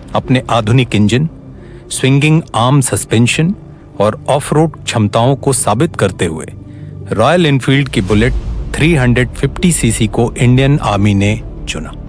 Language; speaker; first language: Hindi; native; Hindi